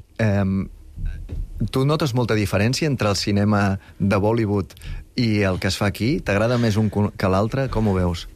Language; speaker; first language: Catalan; native; Catalan